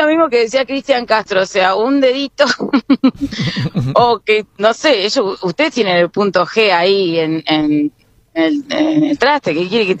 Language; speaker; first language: Spanish; native; Spanish